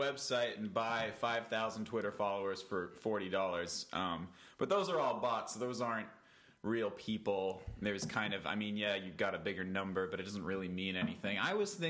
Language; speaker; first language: English; native; English